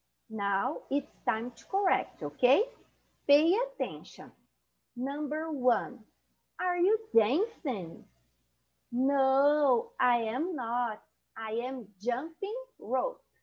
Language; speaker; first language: English; non-native, fluent; Portuguese